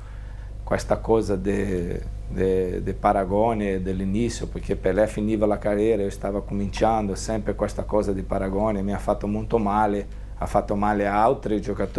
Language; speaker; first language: Italian; non-native, fluent; Portuguese